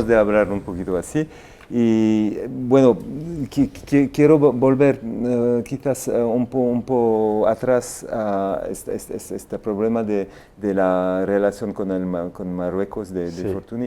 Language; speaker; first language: Spanish; non-native, fluent; French